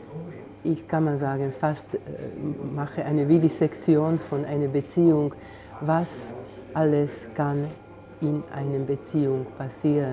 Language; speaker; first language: German; non-native, fluent; Slovak